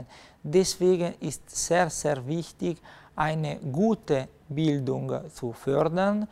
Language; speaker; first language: German; non-native, local second language; Italian